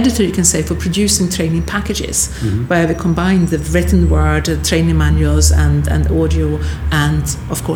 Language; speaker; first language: English; non-native, fluent; Swedish